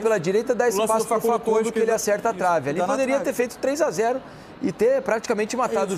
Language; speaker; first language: Portuguese; native; Portuguese